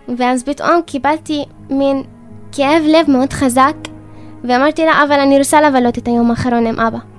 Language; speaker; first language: Hebrew; non-native, local second language; Arabic